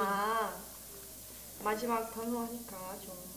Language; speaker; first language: Korean; early bilingual, heritage; Korean